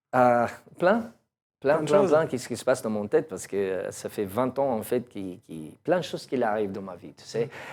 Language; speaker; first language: French; non-native, learner; English